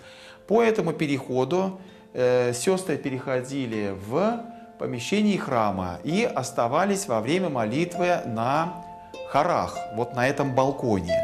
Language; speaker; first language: Russian; native; Russian